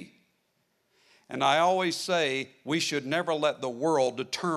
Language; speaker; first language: English; native; English